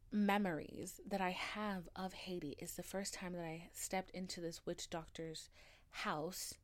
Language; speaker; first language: English; early bilingual, other home language; Haitian Creole